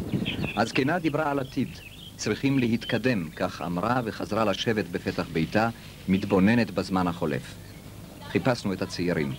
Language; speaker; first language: Hebrew; native; Hebrew